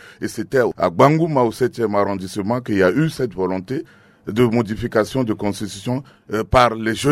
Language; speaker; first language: French; non-native, local second language; Sango